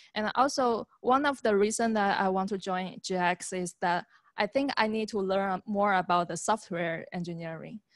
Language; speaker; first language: English; non-native, fluent; Chinese